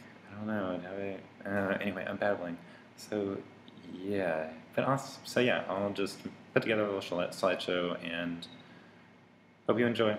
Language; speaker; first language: English; native; English